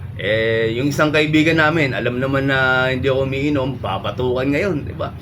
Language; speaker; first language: Filipino; native; Filipino